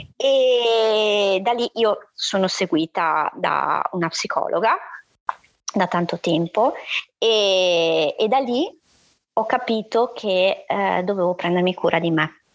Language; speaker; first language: Italian; native; Italian